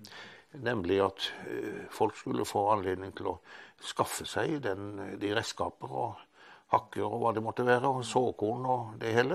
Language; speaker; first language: Norwegian; native; Norwegian